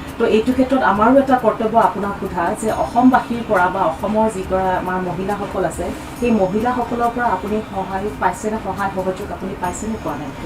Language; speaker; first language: Assamese; native; Assamese